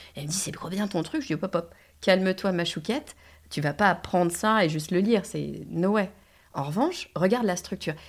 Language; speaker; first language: French; native; French